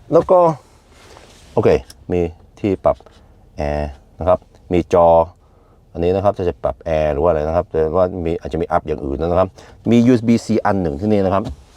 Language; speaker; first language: Thai; non-native, fluent; Norwegian